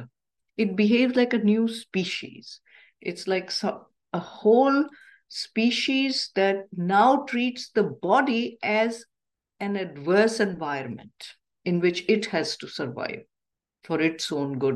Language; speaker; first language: English; non-native, local second language; Urdu